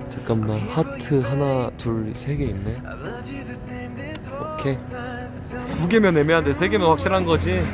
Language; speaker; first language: Korean; non-native, learner; Japanese